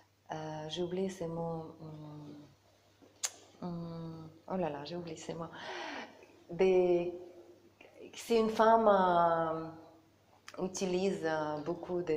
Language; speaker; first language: French; non-native, learner; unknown